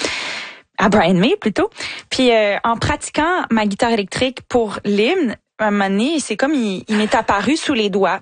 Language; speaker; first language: French; native; French